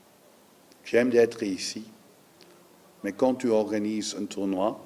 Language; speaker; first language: French; non-native, learner; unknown